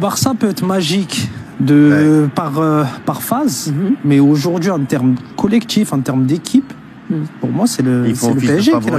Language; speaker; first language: French; native; French